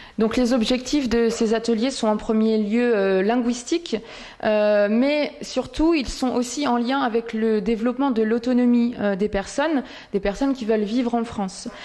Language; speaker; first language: French; native; French